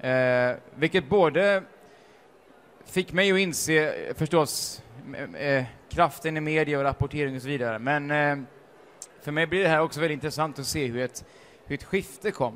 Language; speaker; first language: Swedish; native; Swedish